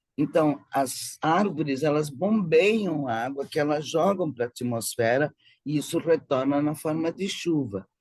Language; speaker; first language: Portuguese; early bilingual, other home language; Spanish